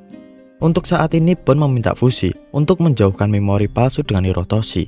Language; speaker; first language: Indonesian; native; Indonesian